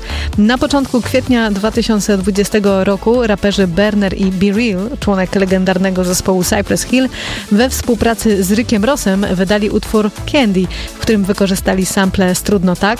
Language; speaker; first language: Polish; native; Polish